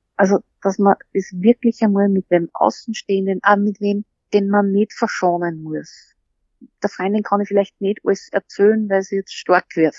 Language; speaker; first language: German; native; German